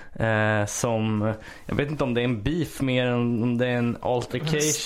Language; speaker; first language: Swedish; native; Swedish